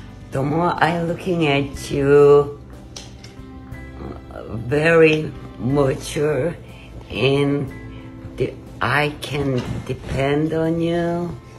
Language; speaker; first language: English; non-native, fluent; Korean